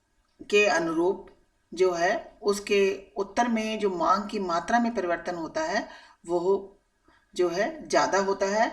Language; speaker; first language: Hindi; native; Hindi